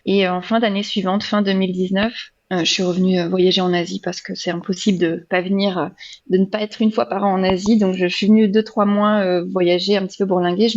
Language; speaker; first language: French; native; French